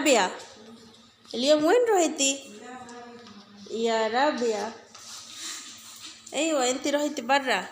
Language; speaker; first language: Arabic; non-native, learner; Bangla